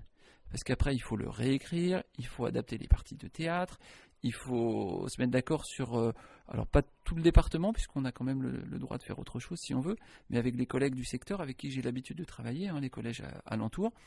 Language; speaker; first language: French; native; French